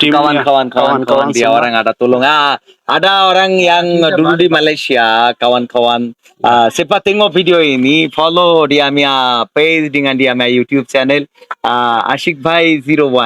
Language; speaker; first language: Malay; non-native, learner; Bangla